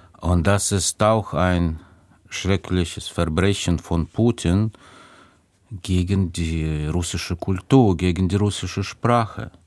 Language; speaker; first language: German; non-native, fluent; Russian